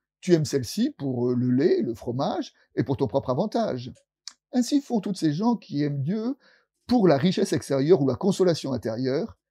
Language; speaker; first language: French; native; French